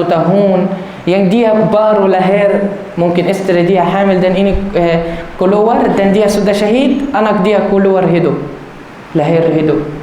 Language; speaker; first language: Indonesian; non-native, learner; Arabic